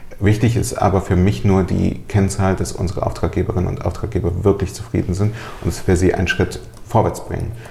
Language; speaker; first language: German; early bilingual, other home language; Russian